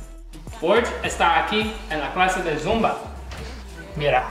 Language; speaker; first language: Spanish; non-native, learner; English